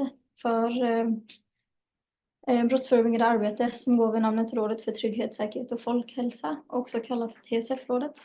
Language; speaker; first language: Swedish; native; Swedish